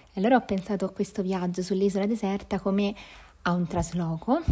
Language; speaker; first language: Italian; native; Italian